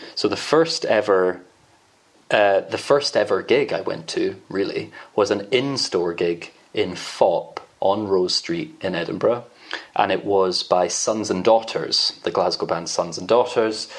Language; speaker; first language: English; native; English